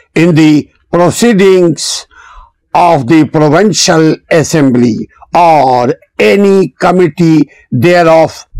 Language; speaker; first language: English; non-native, local second language; Urdu